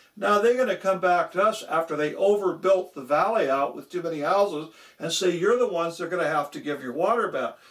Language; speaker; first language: English; native; English